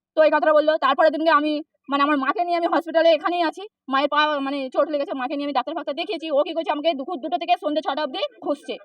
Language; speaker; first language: Bangla; non-native, local second language; Hindi